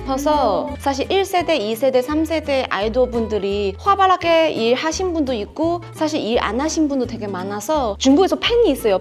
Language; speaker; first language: Korean; non-native, fluent; Chinese